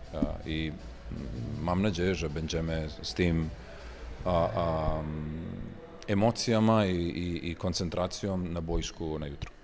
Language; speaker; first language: Polish; non-native, learner; Serbian